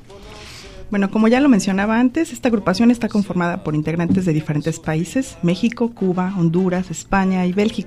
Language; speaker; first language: Spanish; native; Spanish